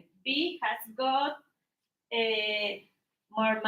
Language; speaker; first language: English; non-native, learner; Spanish